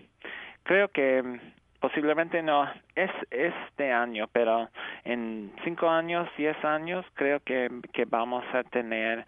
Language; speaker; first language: Spanish; early bilingual, heritage; English